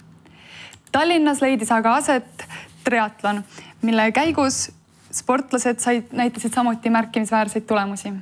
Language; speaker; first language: Estonian; native; Estonian